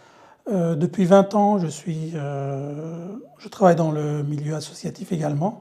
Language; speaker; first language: French; early bilingual, other home language; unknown